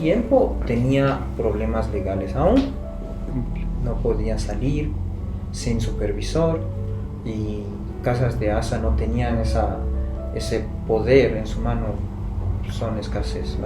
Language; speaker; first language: Spanish; non-native, fluent; Persian